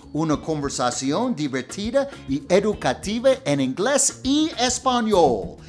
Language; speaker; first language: Spanish; non-native, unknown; English